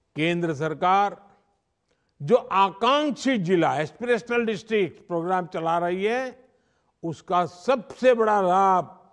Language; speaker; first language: Hindi; non-native, local second language; Gujarati